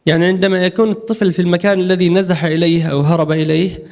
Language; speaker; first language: Arabic; native; Arabic